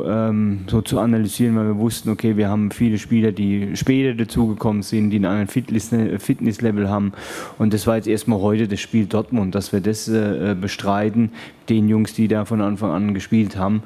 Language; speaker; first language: German; native; German